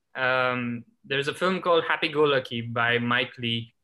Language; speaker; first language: English; non-native, local second language; Gujarati